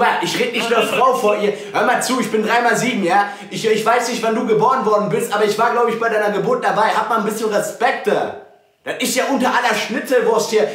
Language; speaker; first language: German; native; German